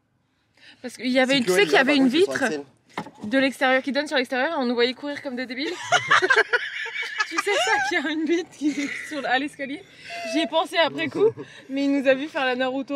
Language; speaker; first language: French; native; French